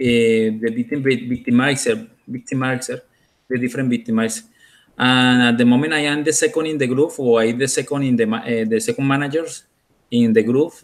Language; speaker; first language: English; non-native, learner; Spanish